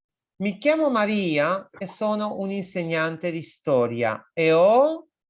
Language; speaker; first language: Italian; non-native, fluent; Spanish